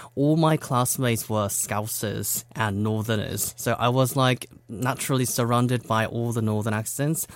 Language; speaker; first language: English; non-native, fluent; Korean